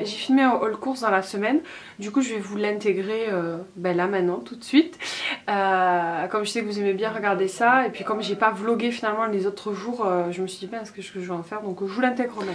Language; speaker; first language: French; native; French